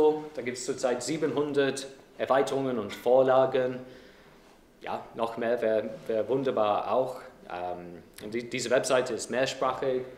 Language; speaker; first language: German; non-native, fluent; English